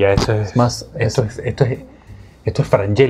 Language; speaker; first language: Spanish; native; Spanish